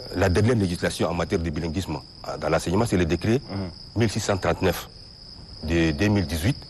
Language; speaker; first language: French; non-native, local second language; Arabic